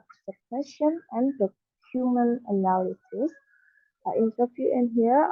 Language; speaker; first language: English; non-native, learner; Indonesian